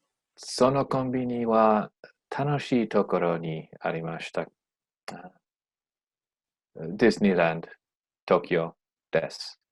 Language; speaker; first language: Japanese; non-native, learner; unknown